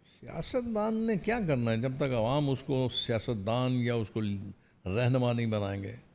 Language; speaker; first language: Urdu; non-native, local second language; Punjabi